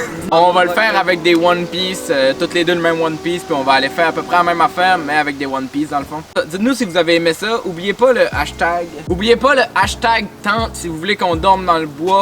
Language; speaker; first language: French; native; French